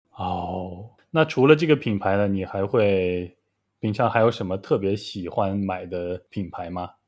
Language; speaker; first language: Chinese; native; Chinese